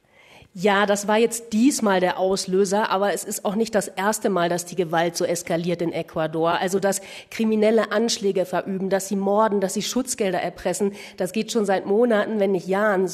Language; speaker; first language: German; native; German